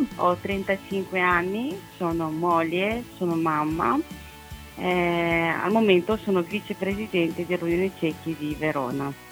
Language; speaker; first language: Italian; non-native, fluent; Romanian